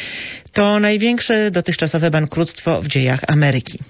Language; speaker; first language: Polish; native; Polish